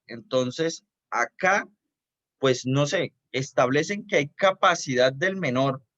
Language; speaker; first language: Spanish; native; Spanish